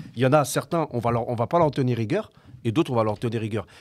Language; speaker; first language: French; native; French